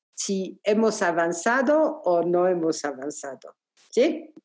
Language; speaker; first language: Spanish; non-native, fluent; Polish